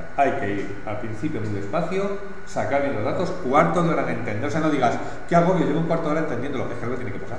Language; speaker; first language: Spanish; native; Spanish